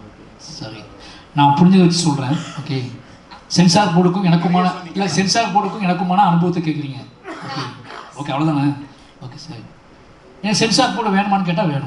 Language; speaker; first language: Tamil; native; Tamil